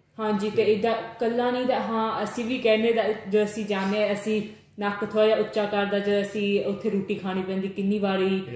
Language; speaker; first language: Punjabi; early bilingual, heritage; Punjabi